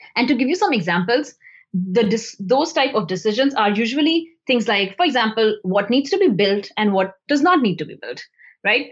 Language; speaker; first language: English; non-native, local second language; Hindi